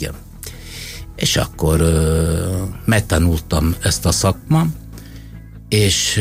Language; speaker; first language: Hungarian; non-native, fluent; Italian